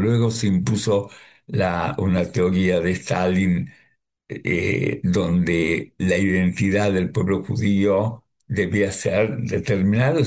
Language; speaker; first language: Spanish; early bilingual, other home language; Yiddish